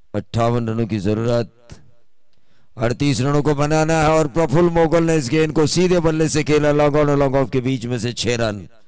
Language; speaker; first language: Hindi; non-native, local second language; Marathi